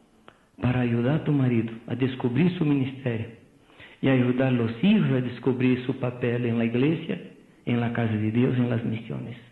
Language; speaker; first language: Spanish; non-native, fluent; Portuguese